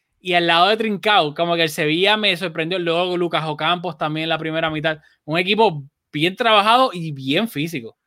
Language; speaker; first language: Spanish; native; Spanish